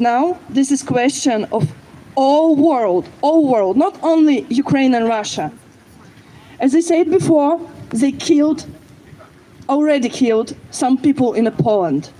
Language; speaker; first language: English; non-native, fluent; Ukrainian